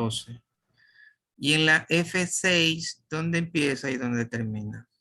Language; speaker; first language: Spanish; native; Spanish